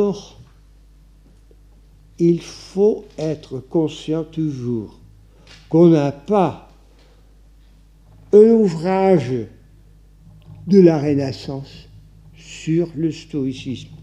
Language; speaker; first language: French; non-native, fluent; Dutch